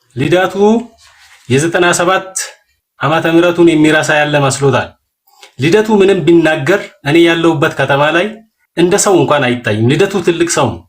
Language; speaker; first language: Amharic; non-native, local second language; Oromo